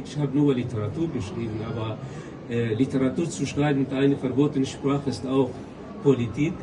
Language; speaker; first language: German; non-native, local second language; Kurdish